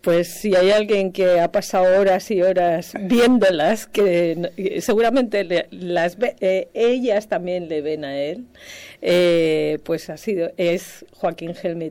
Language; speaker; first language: Spanish; native; Spanish